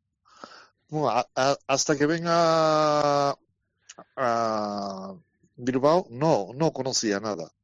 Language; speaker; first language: Spanish; non-native, learner; Japanese